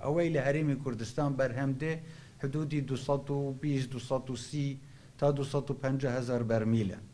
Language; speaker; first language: Central Kurdish; non-native, local second language; Kurdish